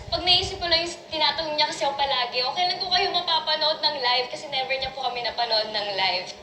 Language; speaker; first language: Filipino; native; Filipino